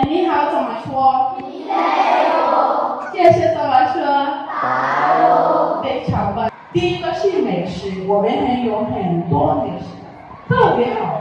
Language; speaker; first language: Chinese; non-native, fluent; Igbo